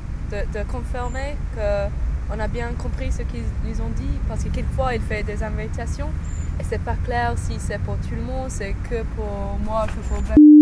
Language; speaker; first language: French; non-native, learner; English